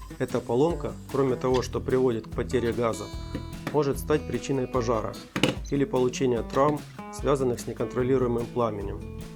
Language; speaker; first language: Russian; native; Russian